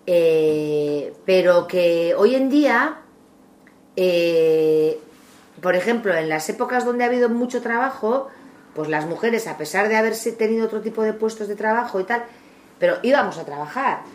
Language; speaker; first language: Spanish; non-native, local second language; Basque